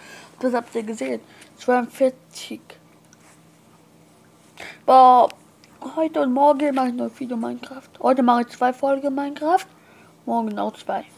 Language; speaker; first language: German; non-native, learner; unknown